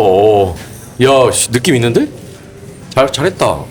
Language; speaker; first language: Korean; native; Korean